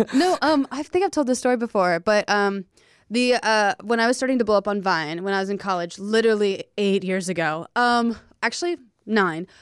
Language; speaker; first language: English; native; English